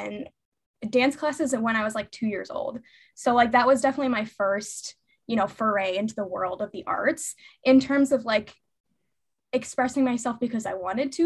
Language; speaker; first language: English; native; English